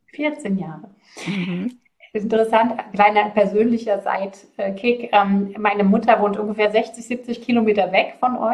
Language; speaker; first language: German; native; German